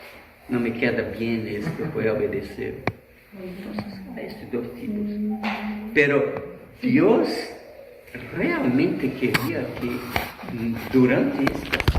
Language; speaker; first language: Spanish; non-native, fluent; Portuguese